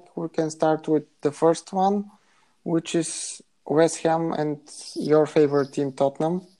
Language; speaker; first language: English; non-native, fluent; Bulgarian